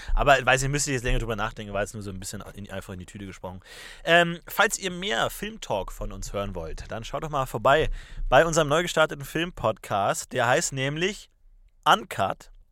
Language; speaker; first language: German; native; German